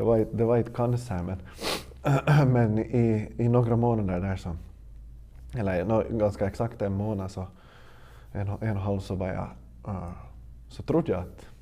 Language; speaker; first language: Swedish; native; Swedish